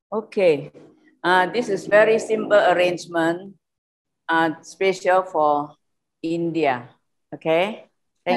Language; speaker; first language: English; non-native, fluent; Indonesian